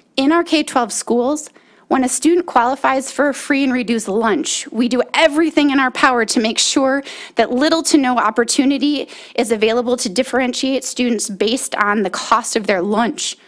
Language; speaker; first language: English; native; English